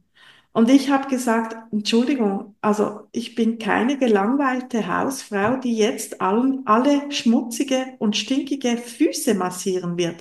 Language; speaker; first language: German; non-native, local second language; French